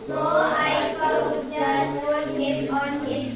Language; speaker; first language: English; non-native, learner; Indonesian